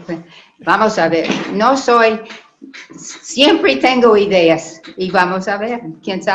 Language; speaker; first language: Spanish; non-native, learner; English